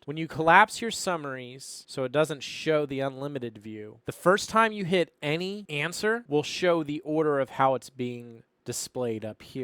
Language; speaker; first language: English; native; English